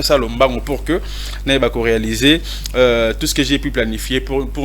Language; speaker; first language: French; non-native, local second language; Lingala